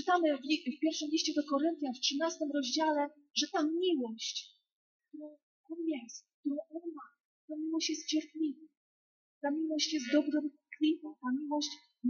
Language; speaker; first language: Polish; native; Polish